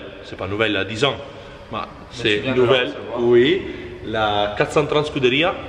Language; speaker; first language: French; non-native, fluent; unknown